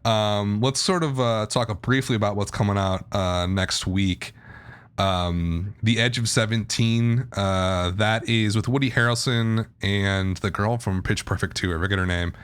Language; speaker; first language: English; native; English